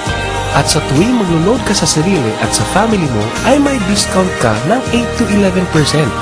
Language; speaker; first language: Filipino; native; Filipino